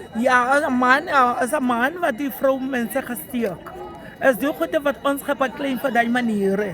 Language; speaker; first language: Afrikaans; non-native, local second language; Xhosa